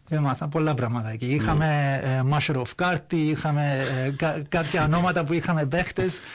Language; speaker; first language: Greek; early bilingual, heritage; Greek